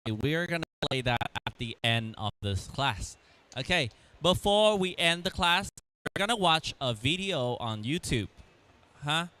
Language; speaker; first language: English; non-native, fluent; Vietnamese